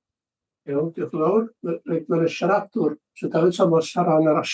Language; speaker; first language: Welsh; native; Welsh